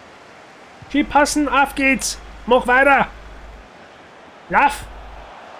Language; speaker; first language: German; native; German